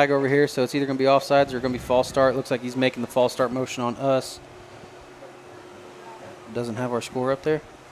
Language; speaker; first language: English; native; English